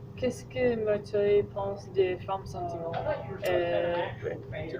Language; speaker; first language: French; non-native, learner; English